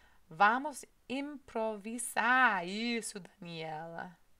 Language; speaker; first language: Portuguese; non-native, learner; English